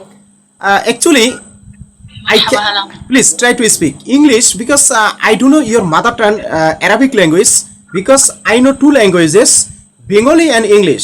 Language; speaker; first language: English; non-native, learner; Bangla